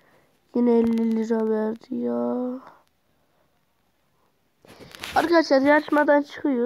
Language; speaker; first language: Turkish; native; Turkish